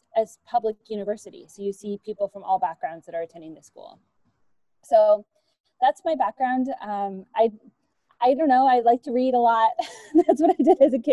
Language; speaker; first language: English; native; English